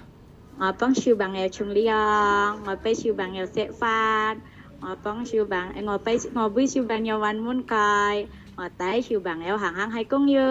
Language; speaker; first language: Cantonese; non-native, learner; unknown